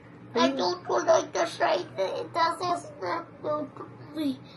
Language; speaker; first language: English; early bilingual, other home language; Filipino